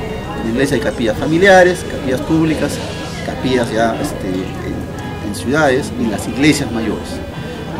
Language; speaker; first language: Spanish; native; Spanish